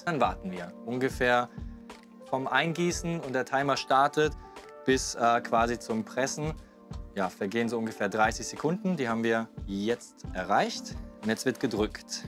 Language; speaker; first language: German; native; German